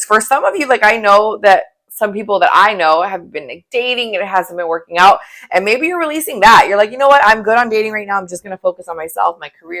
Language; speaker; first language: English; native; English